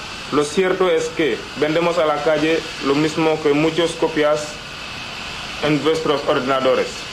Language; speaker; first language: Spanish; non-native, learner; Wolof